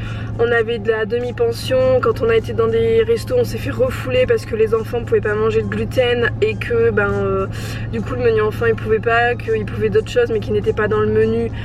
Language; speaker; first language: French; native; French